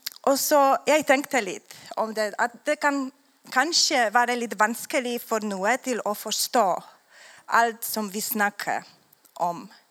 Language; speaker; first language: Swedish; non-native, learner; Polish